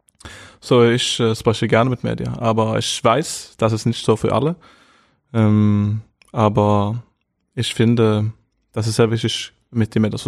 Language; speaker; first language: German; non-native, fluent; Norwegian